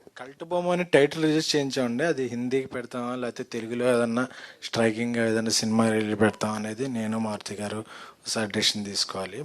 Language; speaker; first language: Telugu; native; Telugu